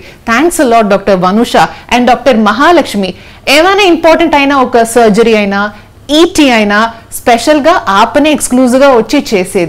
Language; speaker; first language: Telugu; native; Telugu